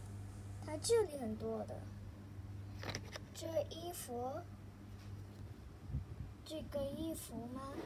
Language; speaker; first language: Chinese; non-native, learner; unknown